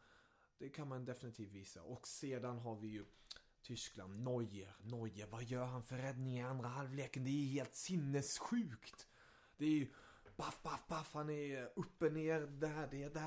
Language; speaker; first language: Swedish; early bilingual, other home language; German